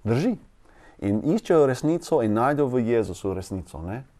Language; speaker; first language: Slovenian; non-native, learner; English